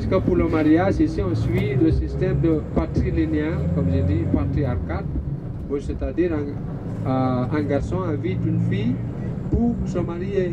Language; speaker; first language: French; non-native, learner; Balinese